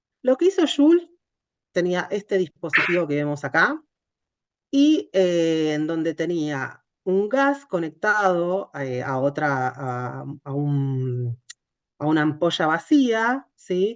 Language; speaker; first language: Spanish; native; Spanish